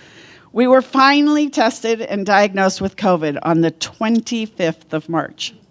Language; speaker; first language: English; native; English